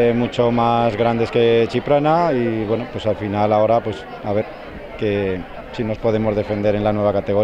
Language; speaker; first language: Spanish; native; Spanish